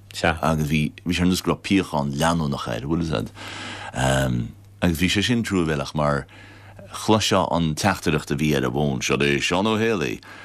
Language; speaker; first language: Irish; native; Irish